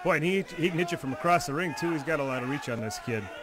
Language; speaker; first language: English; native; English